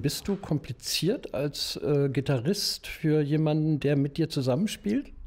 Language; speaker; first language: German; native; German